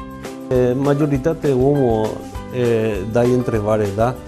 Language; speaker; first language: Romanian; non-native, learner; Spanish